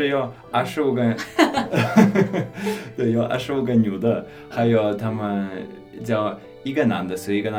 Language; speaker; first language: Chinese; non-native, learner; English